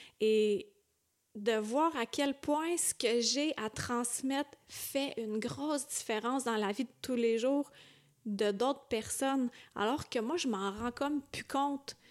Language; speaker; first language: French; native; French